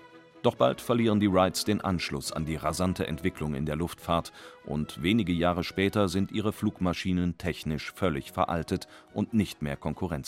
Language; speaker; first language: German; native; German